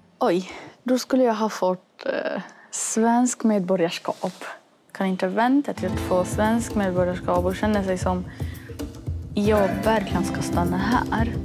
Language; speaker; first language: Swedish; non-native, fluent; Arabic